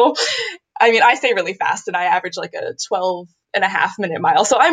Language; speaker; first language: English; native; English